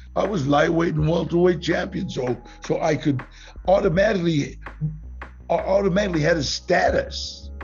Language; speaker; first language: English; native; English